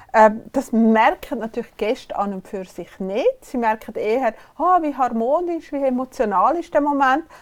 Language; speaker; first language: German; native; German